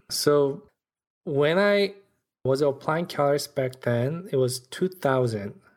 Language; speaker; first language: English; non-native, fluent; Korean